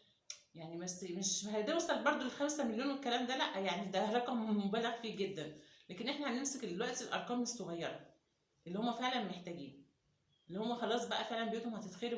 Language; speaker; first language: Arabic; native; Arabic